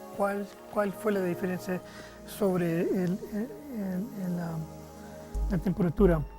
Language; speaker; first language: Spanish; non-native, fluent; English